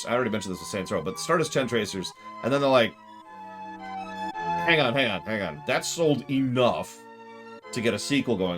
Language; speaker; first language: English; native; English